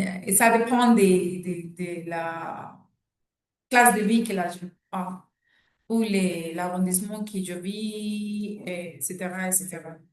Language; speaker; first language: French; non-native, learner; Spanish